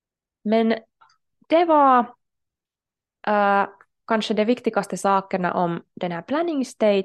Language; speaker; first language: Swedish; non-native, local second language; Finnish